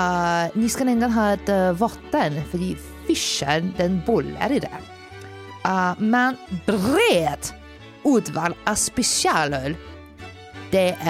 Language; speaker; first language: Swedish; non-native, learner; Danish